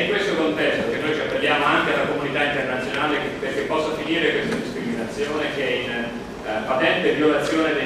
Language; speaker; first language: Italian; native; Italian